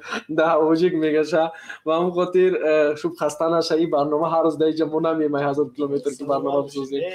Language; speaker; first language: Persian; native; Persian